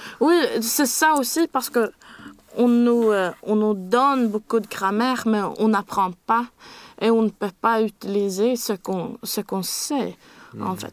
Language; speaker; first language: French; non-native, learner; Swedish